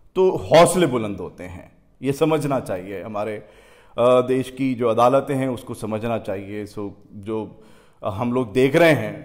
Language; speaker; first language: Hindi; native; Hindi